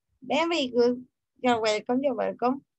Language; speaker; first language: English; non-native, fluent; Spanish